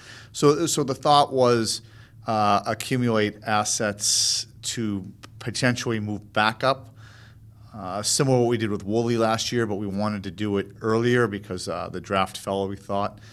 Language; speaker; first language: English; native; English